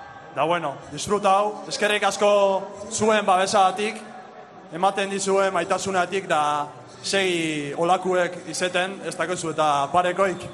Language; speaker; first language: Basque; native; Basque